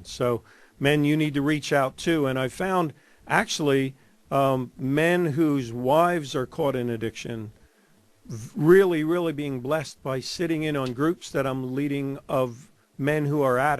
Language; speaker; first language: English; native; English